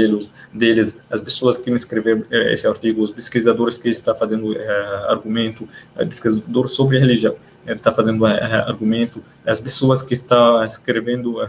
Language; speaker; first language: Portuguese; non-native, learner; Arabic